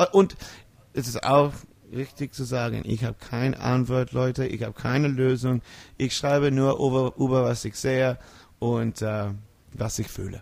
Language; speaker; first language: German; non-native, learner; English